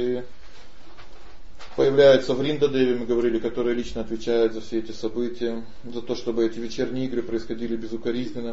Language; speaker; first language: Russian; native; Russian